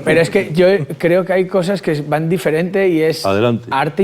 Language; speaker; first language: Spanish; native; Spanish